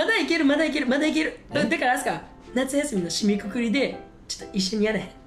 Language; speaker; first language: Japanese; native; Japanese